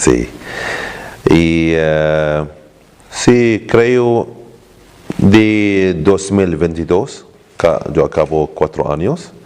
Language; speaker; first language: Spanish; non-native, learner; Arabic